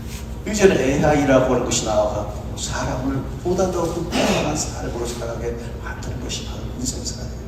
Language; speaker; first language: Korean; native; Korean